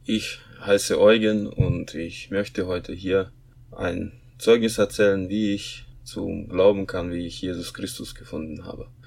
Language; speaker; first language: German; non-native, fluent; Russian